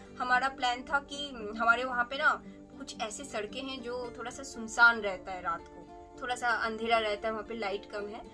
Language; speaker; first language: Hindi; native; Hindi